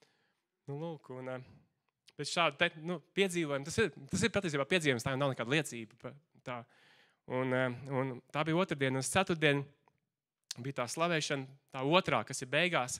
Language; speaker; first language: Latvian; native; Latvian